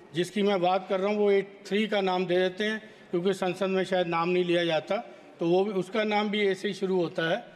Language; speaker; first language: Hindi; native; Hindi